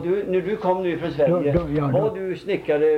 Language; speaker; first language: Swedish; native; Swedish